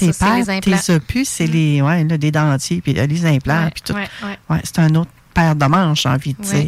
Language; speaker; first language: French; native; French